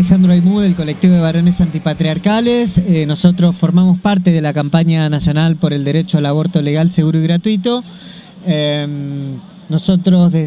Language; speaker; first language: Spanish; native; Spanish